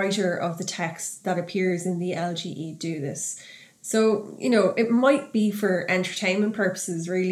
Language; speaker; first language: English; native; English